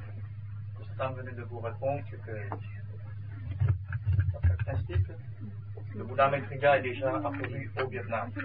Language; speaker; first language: French; non-native, fluent; Vietnamese